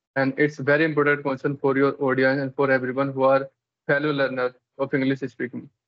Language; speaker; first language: English; non-native, local second language; Hindi